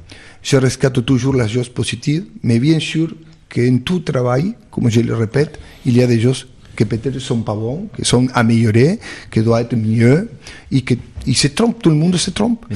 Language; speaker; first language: French; non-native, fluent; Spanish